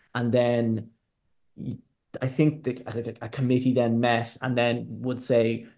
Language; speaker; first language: English; native; English